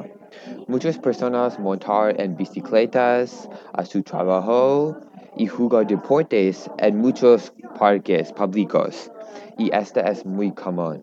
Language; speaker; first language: Spanish; non-native, learner; English